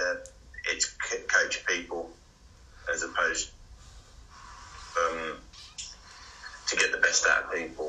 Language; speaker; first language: English; native; English